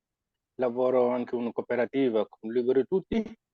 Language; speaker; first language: Italian; non-native, fluent; Wolof